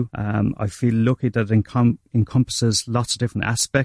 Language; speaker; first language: English; native; English